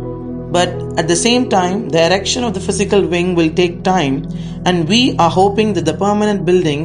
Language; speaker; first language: English; non-native, local second language; Tamil